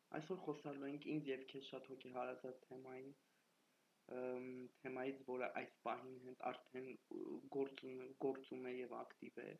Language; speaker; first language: Armenian; native; Armenian